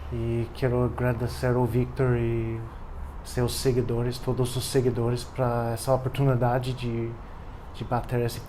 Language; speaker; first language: Portuguese; non-native, fluent; English